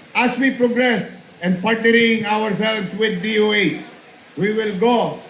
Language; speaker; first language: English; non-native, local second language; Filipino